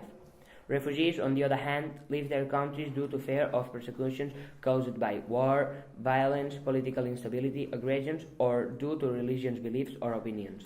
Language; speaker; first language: English; non-native, learner; Catalan